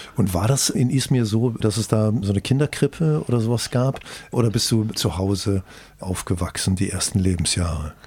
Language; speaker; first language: German; native; German